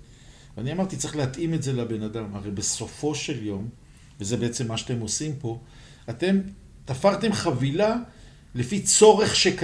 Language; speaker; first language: Hebrew; native; Hebrew